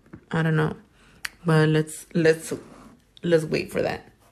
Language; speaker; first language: English; early bilingual, other home language; Spanish